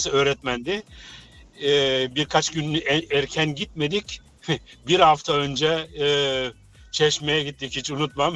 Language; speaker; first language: Turkish; early bilingual, heritage; Turkish